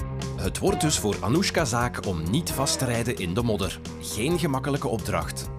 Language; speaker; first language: Dutch; native; Dutch